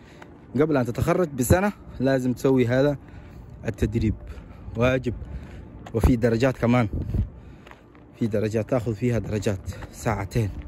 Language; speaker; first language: Arabic; non-native, local second language; Somali